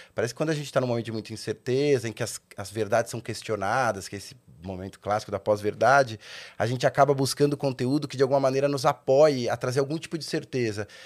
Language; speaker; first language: Portuguese; native; Portuguese